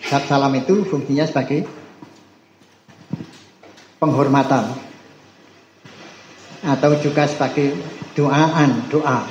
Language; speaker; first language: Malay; non-native, local second language; Javanese